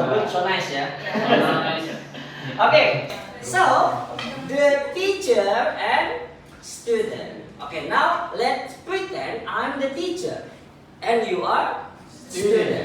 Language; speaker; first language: English; non-native, fluent; Indonesian